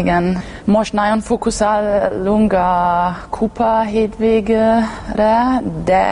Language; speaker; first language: Hungarian; non-native, learner; German